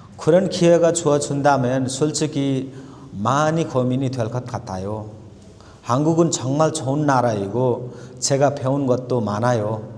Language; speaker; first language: Korean; non-native, fluent; Nepali